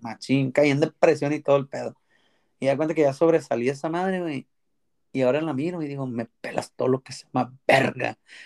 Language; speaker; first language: Spanish; early bilingual, heritage; Spanish